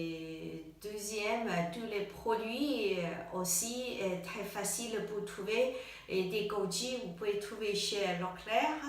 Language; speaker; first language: French; non-native, learner; Chinese